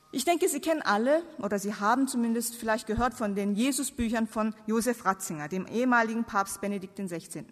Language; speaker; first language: German; non-native, fluent; Korean